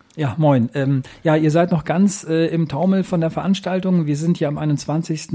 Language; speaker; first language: German; native; German